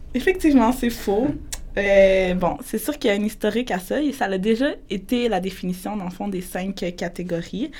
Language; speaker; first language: French; early bilingual, other home language; Spanish